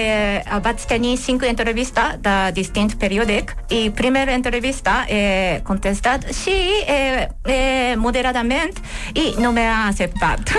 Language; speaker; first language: Catalan; non-native, learner; Japanese